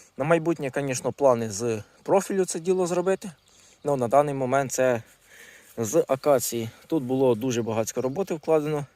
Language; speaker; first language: Ukrainian; non-native, local second language; Russian